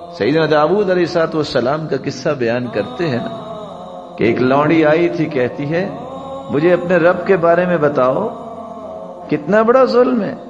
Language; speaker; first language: Urdu; non-native, local second language; Punjabi